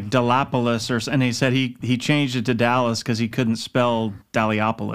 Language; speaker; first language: English; native; English